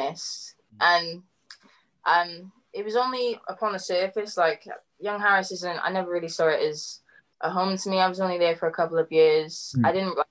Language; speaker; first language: English; native; English